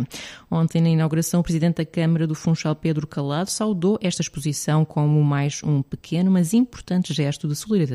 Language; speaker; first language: Portuguese; native; Portuguese